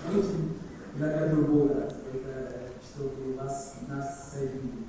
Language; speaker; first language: Russian; non-native, learner; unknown